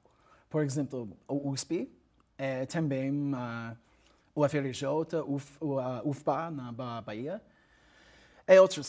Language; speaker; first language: Portuguese; non-native, learner; English